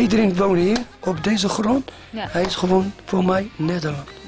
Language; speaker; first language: Dutch; non-native, learner; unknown